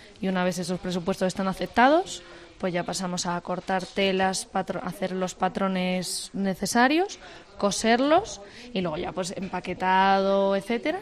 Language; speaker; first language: Spanish; native; Spanish